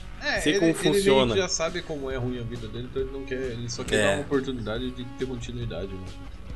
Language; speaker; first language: Portuguese; native; Portuguese